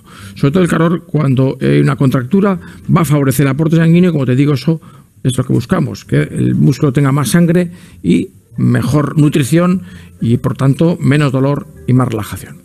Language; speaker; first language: Spanish; native; Spanish